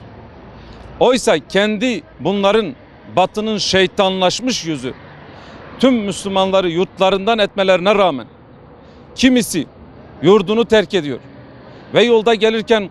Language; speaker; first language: Turkish; non-native, local second language; Kurdish